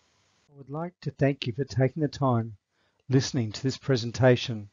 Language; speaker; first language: English; native; English